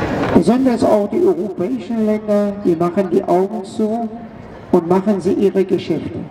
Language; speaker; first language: German; non-native, fluent; Persian